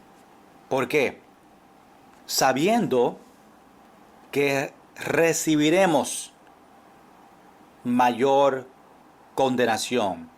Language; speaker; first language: Spanish; non-native, fluent; English